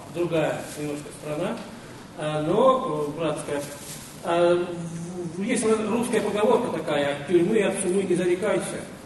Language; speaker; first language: Russian; native; Russian